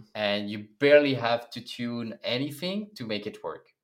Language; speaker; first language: English; non-native, fluent; French